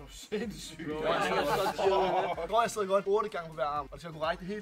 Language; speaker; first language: Danish; native; Danish